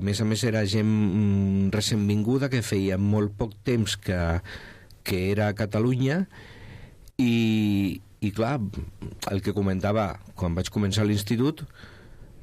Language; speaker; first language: Catalan; non-native, local second language; Spanish